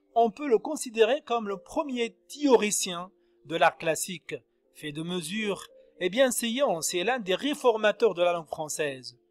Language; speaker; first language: French; non-native, local second language; Arabic